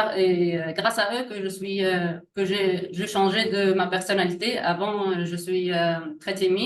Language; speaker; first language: French; non-native, learner; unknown